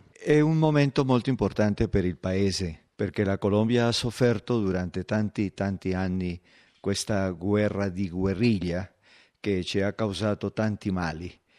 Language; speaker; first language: Italian; non-native, fluent; Spanish